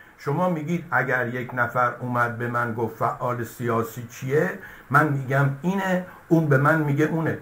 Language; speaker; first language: Persian; native; Persian